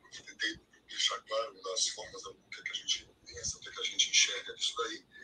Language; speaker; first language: Portuguese; native; Portuguese